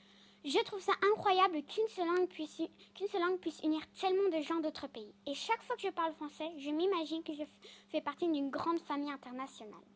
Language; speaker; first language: French; non-native, fluent; Greek